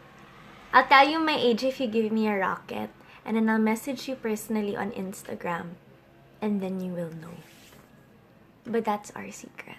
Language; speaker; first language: English; non-native, local second language; Filipino